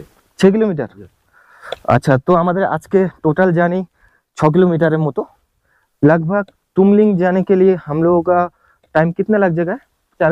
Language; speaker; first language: Hindi; non-native, local second language; Bangla